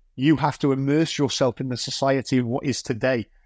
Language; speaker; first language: English; native; English